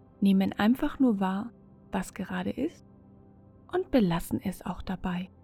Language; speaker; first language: German; native; German